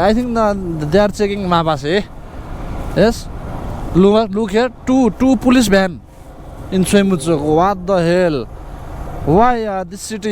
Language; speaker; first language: English; non-native, learner; Nepali